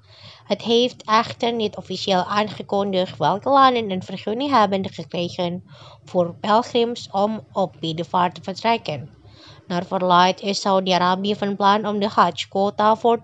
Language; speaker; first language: Dutch; non-native, fluent; Indonesian